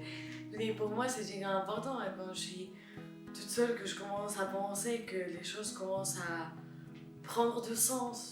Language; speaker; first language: French; non-native, fluent; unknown